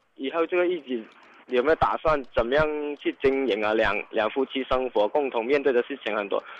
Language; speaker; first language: Chinese; non-native, local second language; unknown